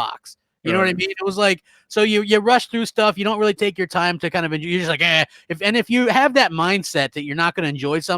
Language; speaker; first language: English; native; English